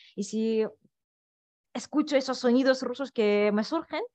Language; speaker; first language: Spanish; non-native, fluent; Russian